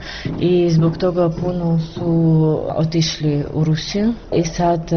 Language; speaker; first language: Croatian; non-native, learner; Russian